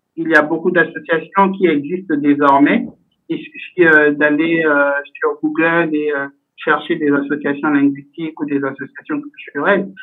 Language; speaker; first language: French; native; French